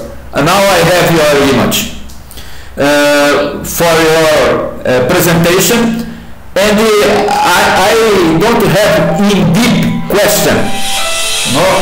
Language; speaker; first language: English; non-native, learner; Portuguese